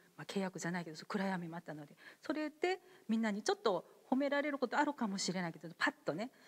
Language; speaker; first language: Japanese; non-native, fluent; Korean